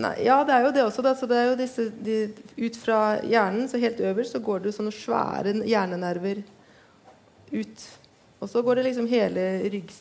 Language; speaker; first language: Norwegian; native; Norwegian